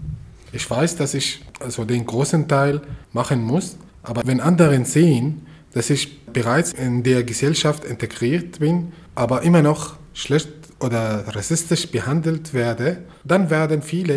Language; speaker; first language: German; non-native, fluent; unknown